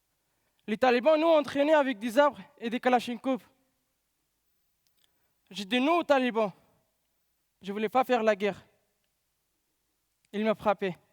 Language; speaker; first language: French; non-native, learner; Pashto